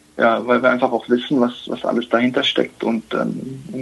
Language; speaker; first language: German; native; German